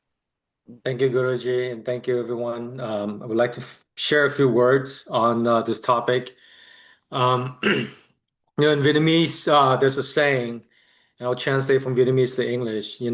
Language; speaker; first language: English; non-native, learner; Vietnamese